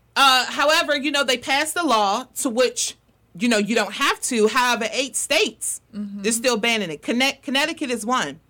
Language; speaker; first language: English; native; English